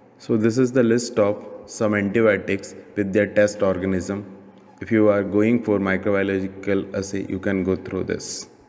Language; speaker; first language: English; non-native, local second language; Hindi